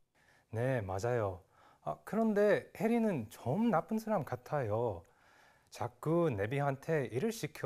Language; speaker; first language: Korean; non-native, learner; English